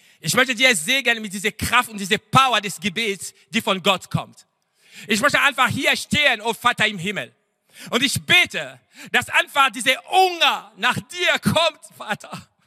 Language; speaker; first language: German; non-native, fluent; French